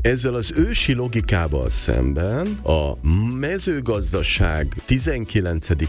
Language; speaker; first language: Hungarian; native; Hungarian